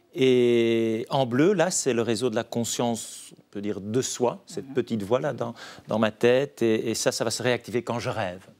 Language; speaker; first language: French; native; French